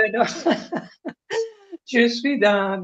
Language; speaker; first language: French; non-native, fluent; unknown